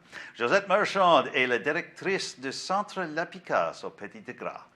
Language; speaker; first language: French; non-native, learner; English